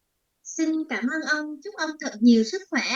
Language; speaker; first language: Vietnamese; native; Vietnamese